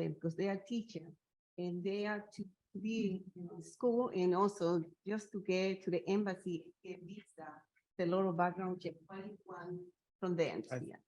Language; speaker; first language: English; non-native, learner; Spanish